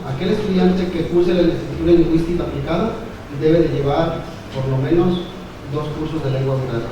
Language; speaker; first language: Spanish; native; Spanish